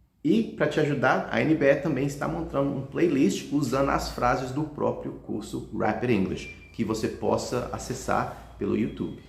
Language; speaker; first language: Portuguese; early bilingual, heritage; Portuguese